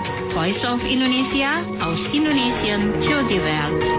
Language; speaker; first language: German; non-native, fluent; Indonesian